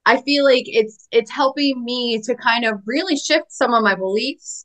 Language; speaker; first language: English; native; English